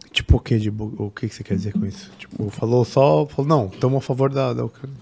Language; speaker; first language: Portuguese; native; Portuguese